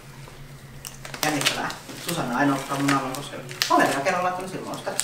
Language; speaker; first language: Finnish; native; Finnish